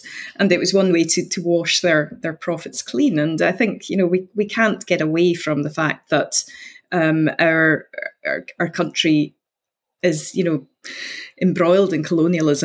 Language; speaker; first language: English; native; English